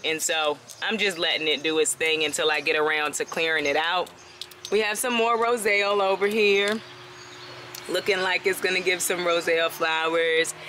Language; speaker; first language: English; native; English